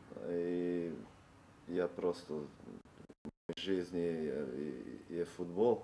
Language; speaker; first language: Russian; non-native, learner; Serbian